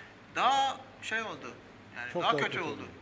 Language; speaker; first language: Turkish; early bilingual, heritage; Armenian